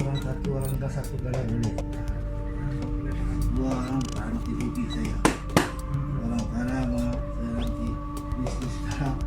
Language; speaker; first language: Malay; non-native, learner; Bangla